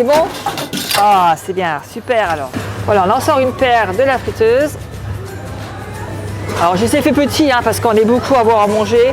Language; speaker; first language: French; native; French